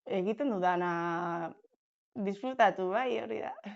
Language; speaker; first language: Basque; non-native, local second language; Spanish